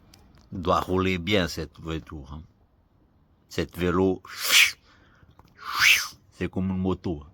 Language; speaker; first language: French; native; French